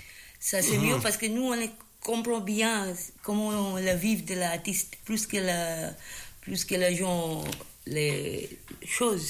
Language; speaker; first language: French; non-native, learner; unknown